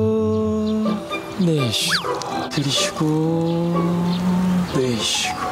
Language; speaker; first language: Korean; native; Korean